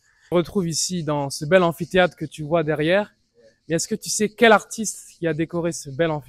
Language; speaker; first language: French; native; French